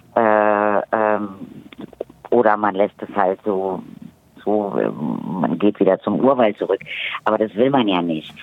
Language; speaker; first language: German; native; German